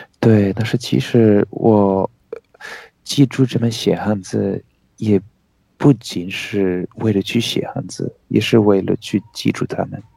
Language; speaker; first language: Chinese; non-native, fluent; French